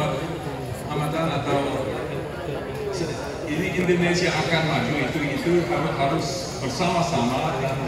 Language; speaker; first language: Indonesian; non-native, fluent; English